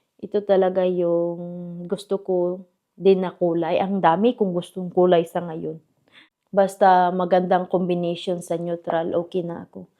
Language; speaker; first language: Filipino; non-native, local second language; Cebuano